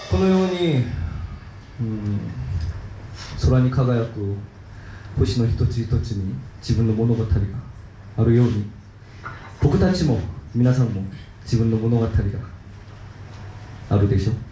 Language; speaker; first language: Japanese; non-native, learner; Korean